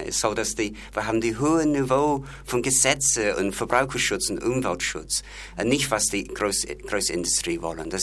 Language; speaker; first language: German; non-native, learner; English